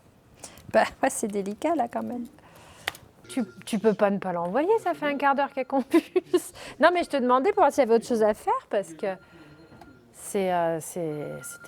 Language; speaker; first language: French; native; French